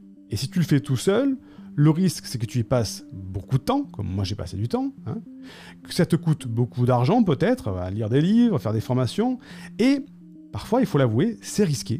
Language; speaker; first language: French; native; French